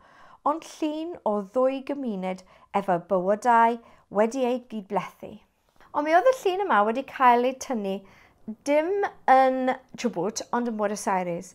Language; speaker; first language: Welsh; non-native, fluent; English